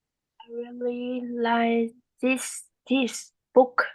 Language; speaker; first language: English; non-native, learner; Vietnamese